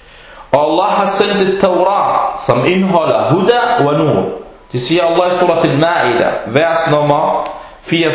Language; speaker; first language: Danish; early bilingual, other home language; Arabic